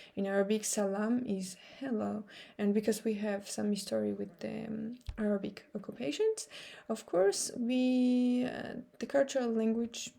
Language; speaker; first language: English; non-native, fluent; Georgian